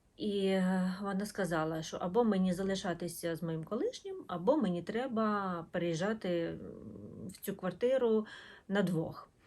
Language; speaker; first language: Ukrainian; non-native, local second language; Russian